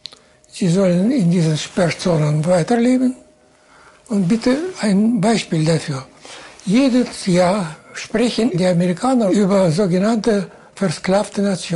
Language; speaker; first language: German; non-native, fluent; Russian